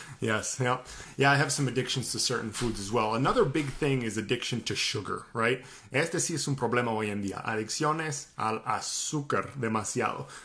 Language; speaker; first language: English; native; English